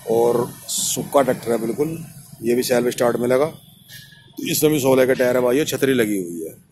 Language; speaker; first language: Hindi; native; Hindi